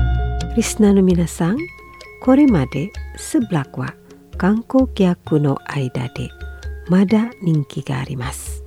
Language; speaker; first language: Japanese; non-native, fluent; Indonesian